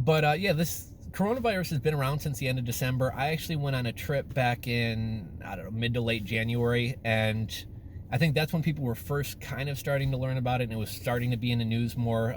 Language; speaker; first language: English; native; English